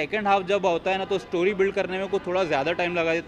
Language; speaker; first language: Hindi; native; Hindi